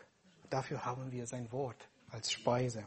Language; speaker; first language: German; non-native, fluent; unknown